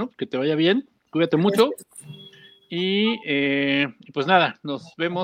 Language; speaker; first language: Spanish; native; Spanish